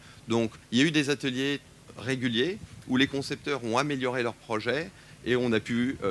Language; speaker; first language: French; native; French